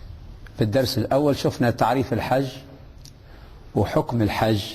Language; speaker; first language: Arabic; native; Arabic